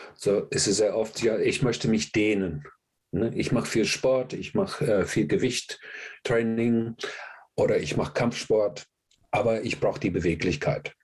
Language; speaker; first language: German; non-native, fluent; English